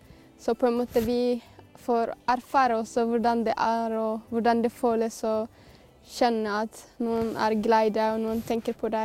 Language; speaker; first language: Norwegian; non-native, fluent; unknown